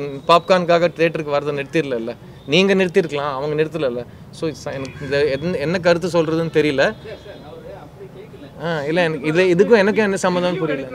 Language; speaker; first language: Tamil; native; Tamil